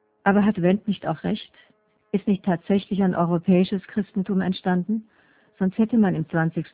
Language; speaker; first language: German; native; German